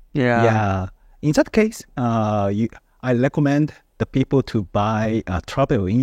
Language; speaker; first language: English; non-native, fluent; Japanese